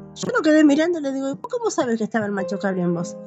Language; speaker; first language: Spanish; native; Spanish